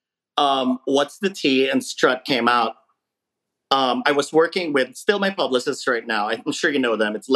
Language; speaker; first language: English; non-native, local second language; Filipino